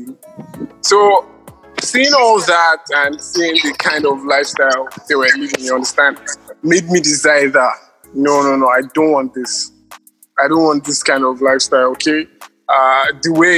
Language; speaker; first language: English; non-native, local second language; Yoruba